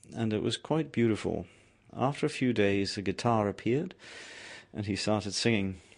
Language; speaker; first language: English; native; English